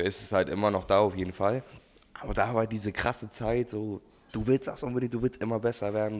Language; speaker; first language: German; native; German